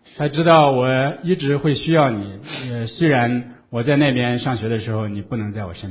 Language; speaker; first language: Chinese; native; Chinese